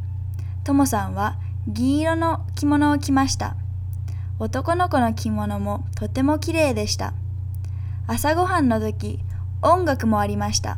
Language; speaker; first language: Japanese; non-native, learner; English